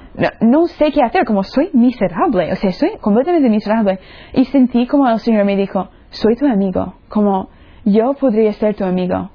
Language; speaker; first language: Spanish; non-native, fluent; English